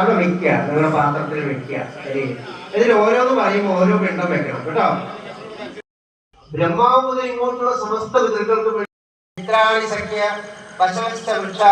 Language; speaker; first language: Malayalam; native; Malayalam